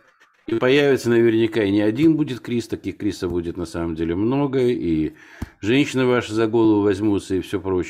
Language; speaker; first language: Russian; native; Russian